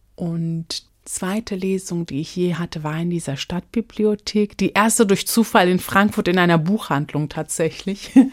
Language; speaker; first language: German; early bilingual, other home language; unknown